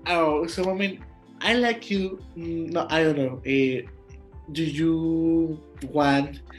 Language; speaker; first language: English; non-native, learner; Spanish